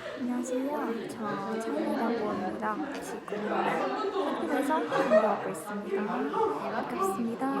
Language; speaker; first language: Korean; non-native, learner; Vietnamese